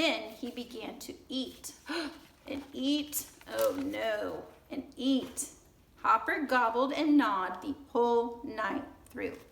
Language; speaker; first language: English; native; English